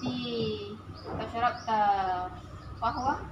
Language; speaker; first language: Arabic; non-native, learner; Indonesian